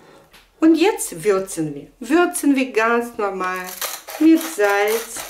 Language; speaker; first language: German; non-native, fluent; Russian